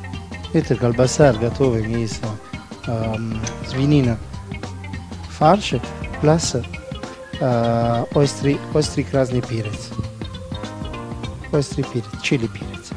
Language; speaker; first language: Russian; non-native, learner; Italian